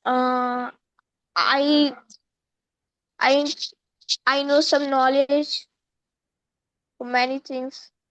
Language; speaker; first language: English; non-native, learner; Hindi